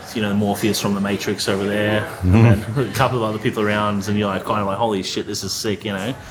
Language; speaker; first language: English; native; English